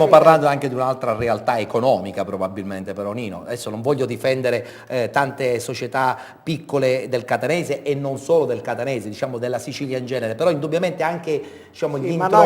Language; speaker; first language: Italian; native; Italian